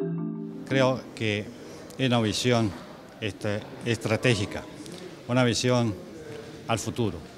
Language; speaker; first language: Spanish; non-native, fluent; Chinese